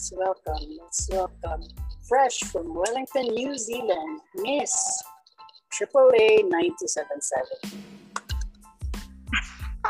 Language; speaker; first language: English; non-native, local second language; Cebuano